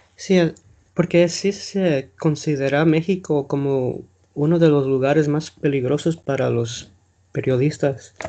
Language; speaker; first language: Spanish; non-native, learner; English